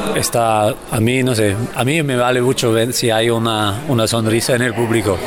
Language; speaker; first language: Spanish; non-native, fluent; German